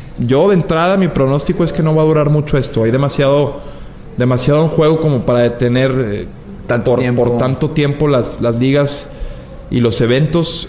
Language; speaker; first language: Spanish; native; Spanish